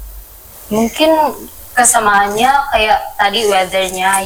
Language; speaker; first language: Indonesian; non-native, learner; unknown